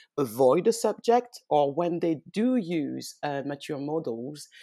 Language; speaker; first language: English; early bilingual, heritage; French